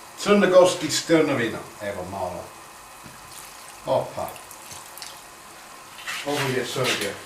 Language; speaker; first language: Bosnian; non-native, learner; English